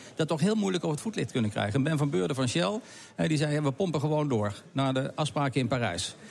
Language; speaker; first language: Dutch; native; Dutch